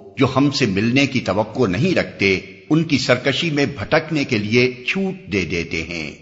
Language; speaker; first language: Urdu; native; Urdu